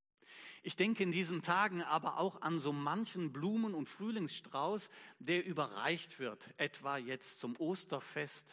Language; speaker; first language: German; native; German